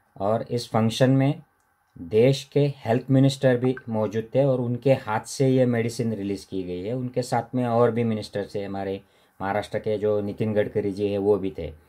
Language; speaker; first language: Hindi; non-native, local second language; Marathi